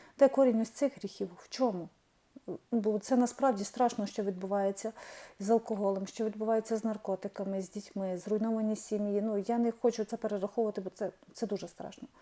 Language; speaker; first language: Ukrainian; native; Ukrainian